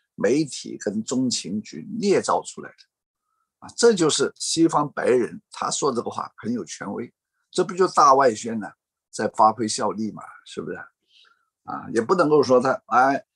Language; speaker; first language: Chinese; non-native, fluent; Cantonese